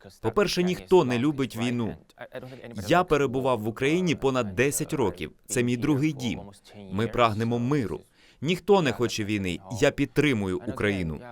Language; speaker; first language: Ukrainian; non-native, fluent; Chinese